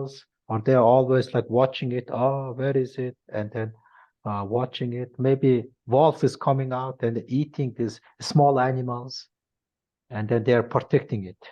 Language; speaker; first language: English; non-native, learner; Mongolian